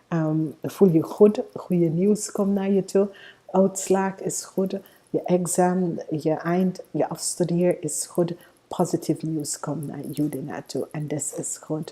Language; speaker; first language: Dutch; non-native, fluent; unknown